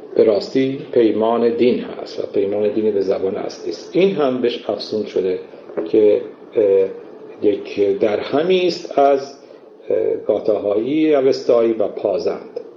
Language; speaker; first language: Persian; native; Persian